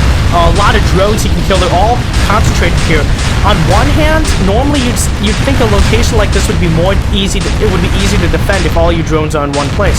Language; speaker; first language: English; native; English